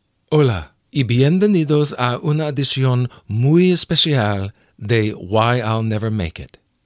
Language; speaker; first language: Spanish; non-native, learner; English